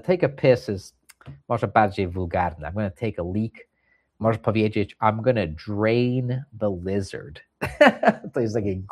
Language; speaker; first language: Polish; early bilingual, heritage; English